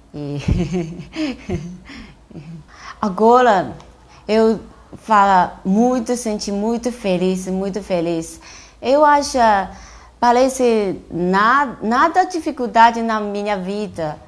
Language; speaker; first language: Portuguese; non-native, learner; Chinese